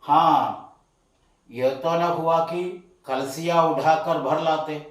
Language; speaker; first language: Hindi; non-native, local second language; Malayalam